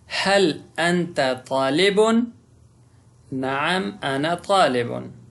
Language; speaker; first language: Arabic; non-native, fluent; Pashto